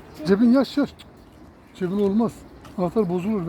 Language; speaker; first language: Turkish; native; Turkish